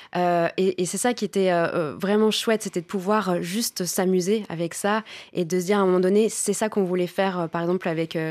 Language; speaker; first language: French; native; French